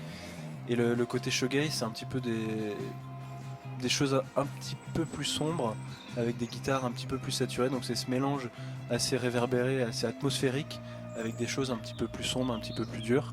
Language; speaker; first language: French; native; French